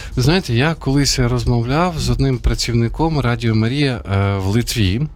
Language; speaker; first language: Ukrainian; native; Ukrainian